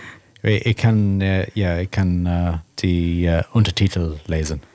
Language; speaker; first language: German; non-native, learner; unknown